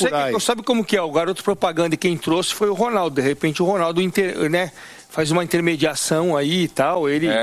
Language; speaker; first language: Portuguese; native; Portuguese